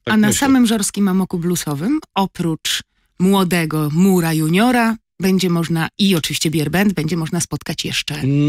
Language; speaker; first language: Polish; native; Polish